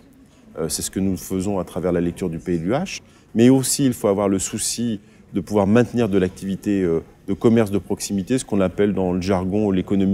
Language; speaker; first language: French; native; French